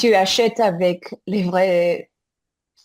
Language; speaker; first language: French; non-native, fluent; English